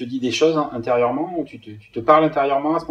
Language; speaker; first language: French; native; French